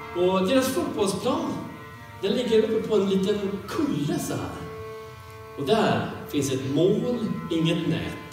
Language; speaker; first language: Swedish; native; Swedish